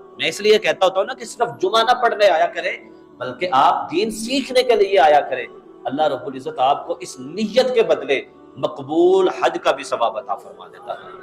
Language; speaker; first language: Urdu; non-native, local second language; Punjabi